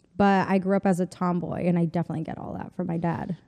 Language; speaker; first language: English; early bilingual, other home language; Spanish